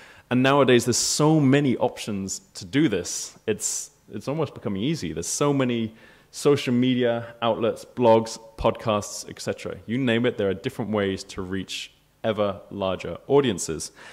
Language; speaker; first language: English; native; English